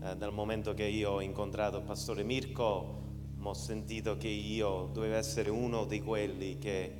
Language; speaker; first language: Italian; early bilingual, heritage; Italian